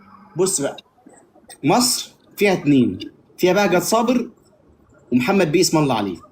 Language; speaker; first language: Arabic; native; Arabic